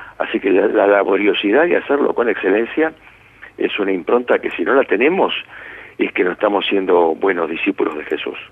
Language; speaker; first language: Spanish; early bilingual, other home language; Italian